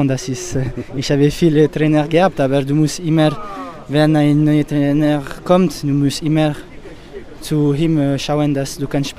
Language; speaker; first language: German; non-native, learner; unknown